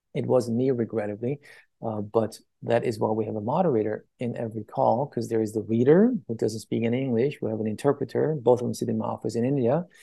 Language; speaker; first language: English; early bilingual, other home language; Persian